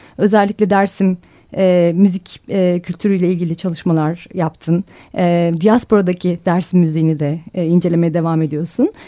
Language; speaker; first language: Turkish; native; Turkish